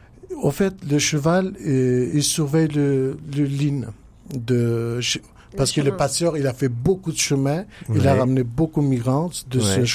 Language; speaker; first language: French; non-native, learner; Kurdish